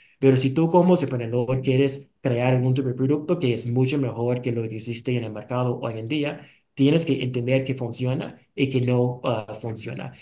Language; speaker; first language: Spanish; non-native, fluent; English